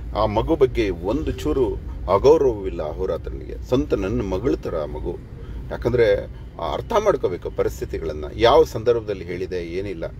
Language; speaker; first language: Kannada; native; Kannada